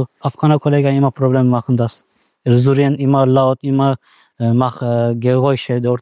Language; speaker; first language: German; non-native, learner; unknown